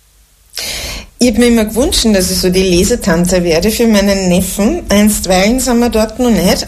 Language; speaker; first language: German; native; German